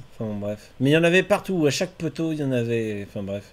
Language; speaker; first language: French; native; French